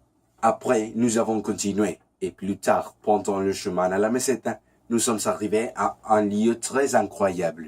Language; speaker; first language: French; non-native, learner; Spanish